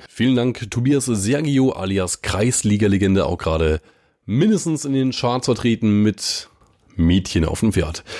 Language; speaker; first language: German; native; German